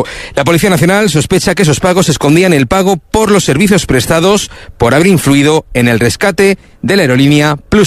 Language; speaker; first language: Spanish; native; Spanish